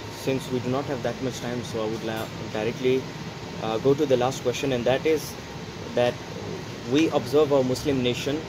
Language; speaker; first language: English; non-native, local second language; Urdu